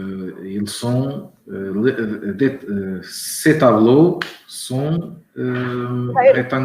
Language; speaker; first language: French; non-native, learner; Portuguese